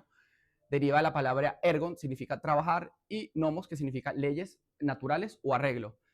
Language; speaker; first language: Spanish; native; Spanish